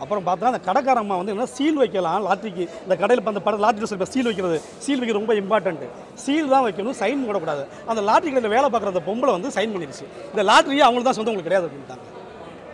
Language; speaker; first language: Tamil; native; Tamil